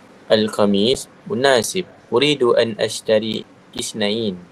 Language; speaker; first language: Arabic; non-native, learner; Malay